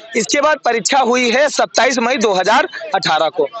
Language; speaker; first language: Hindi; native; Hindi